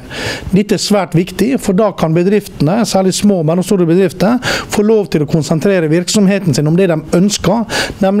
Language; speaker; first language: Norwegian; native; Norwegian